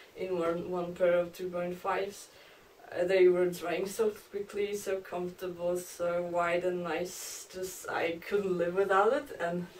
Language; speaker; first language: English; non-native, fluent; Polish